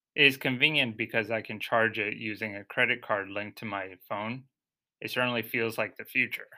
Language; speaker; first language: English; native; English